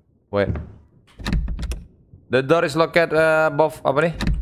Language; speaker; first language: English; non-native, learner; Indonesian